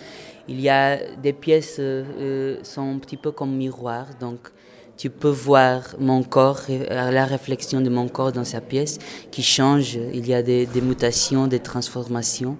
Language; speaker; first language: French; non-native, fluent; Portuguese